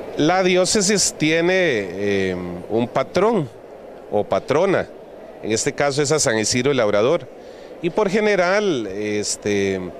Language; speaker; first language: Spanish; native; Spanish